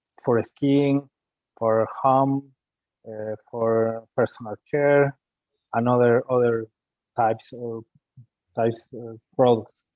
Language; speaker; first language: English; non-native, learner; Spanish